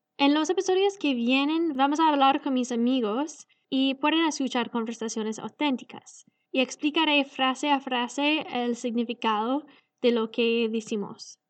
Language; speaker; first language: Spanish; non-native, learner; English